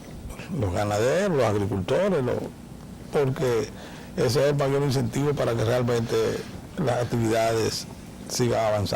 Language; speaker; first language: Spanish; native; Spanish